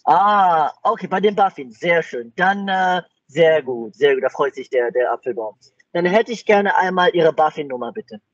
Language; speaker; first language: German; native; German